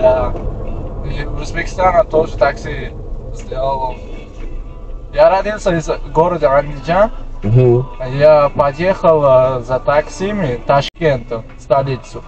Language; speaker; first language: Russian; non-native, learner; Uzbek